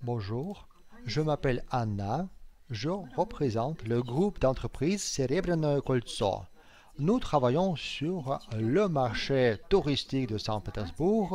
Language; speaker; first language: French; non-native, fluent; Russian